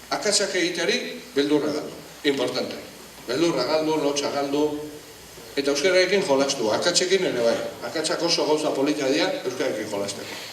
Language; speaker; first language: Basque; non-native, local second language; Spanish